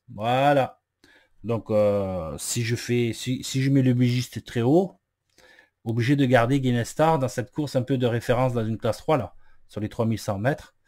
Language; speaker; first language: French; native; French